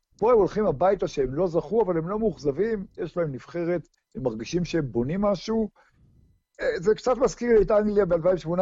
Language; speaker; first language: Hebrew; native; Hebrew